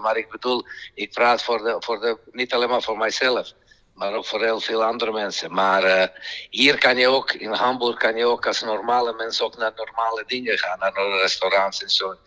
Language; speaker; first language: Dutch; non-native, fluent; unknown